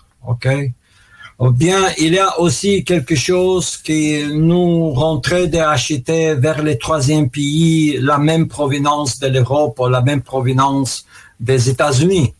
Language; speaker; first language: French; non-native, learner; Russian